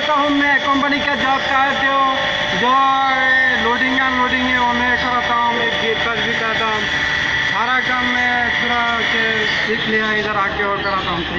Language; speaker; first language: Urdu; non-native, learner; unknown